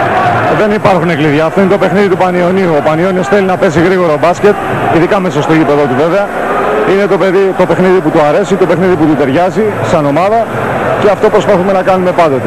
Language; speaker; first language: Greek; native; Greek